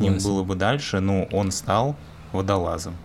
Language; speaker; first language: Russian; native; Russian